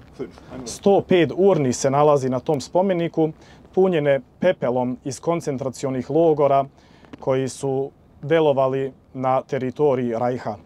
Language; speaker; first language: Croatian; early bilingual, heritage; Serbian